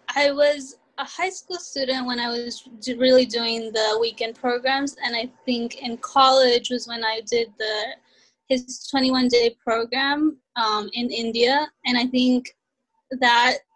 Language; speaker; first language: English; early bilingual, other home language; Spanish